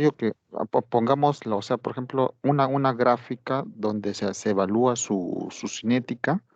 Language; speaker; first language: Spanish; native; Spanish